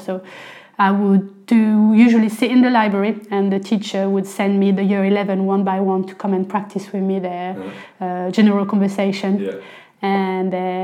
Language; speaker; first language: English; non-native, fluent; French